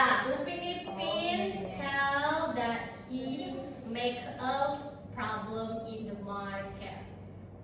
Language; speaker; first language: English; non-native, learner; Indonesian